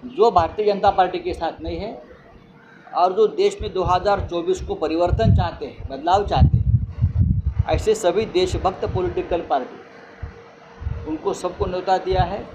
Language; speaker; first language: Hindi; non-native, local second language; Marathi